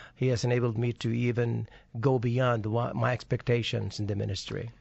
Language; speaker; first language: English; non-native, local second language; Filipino